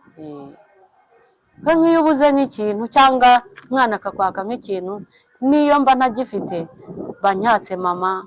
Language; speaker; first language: Kinyarwanda; native; Kinyarwanda